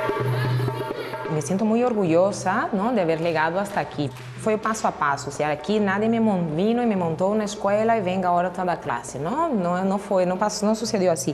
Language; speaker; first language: Spanish; non-native, fluent; Portuguese